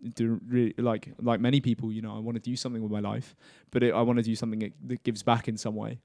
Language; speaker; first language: English; native; English